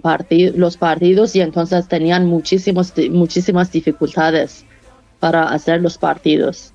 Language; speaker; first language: Spanish; non-native, fluent; Persian